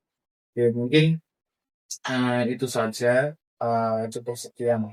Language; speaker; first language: Indonesian; native; Indonesian